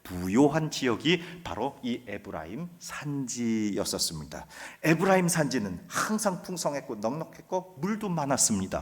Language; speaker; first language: Korean; native; Korean